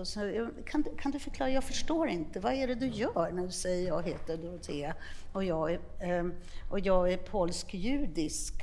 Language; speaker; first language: Swedish; non-native, fluent; Polish